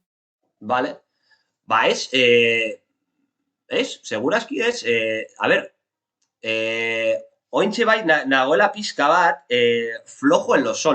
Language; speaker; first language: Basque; non-native, local second language; Spanish